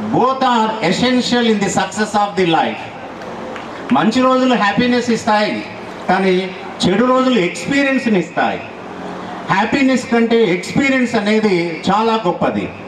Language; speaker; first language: Telugu; native; Telugu